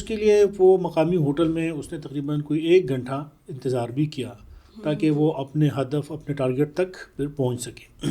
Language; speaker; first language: Urdu; non-native, local second language; Pashto